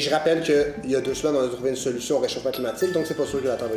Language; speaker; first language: French; native; French